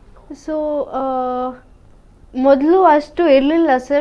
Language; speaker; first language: Kannada; non-native, local second language; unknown